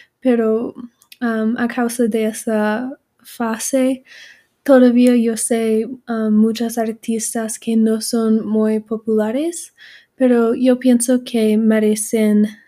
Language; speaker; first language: Spanish; non-native, learner; English